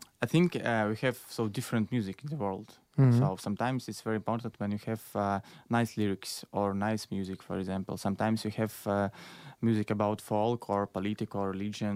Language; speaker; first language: English; non-native, learner; Belarusian